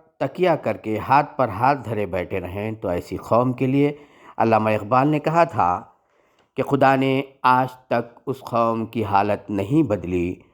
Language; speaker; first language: Urdu; native; Urdu